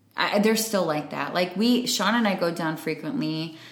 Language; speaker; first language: English; native; English